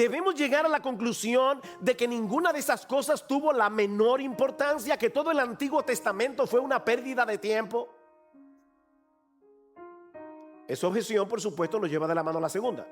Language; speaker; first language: Spanish; native; Spanish